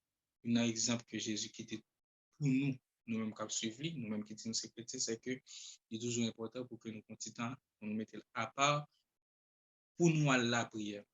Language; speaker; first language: French; non-native, local second language; Haitian Creole